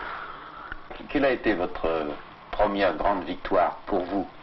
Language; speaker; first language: French; native; French